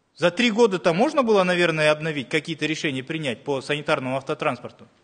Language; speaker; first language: Russian; non-native, local second language; Kazakh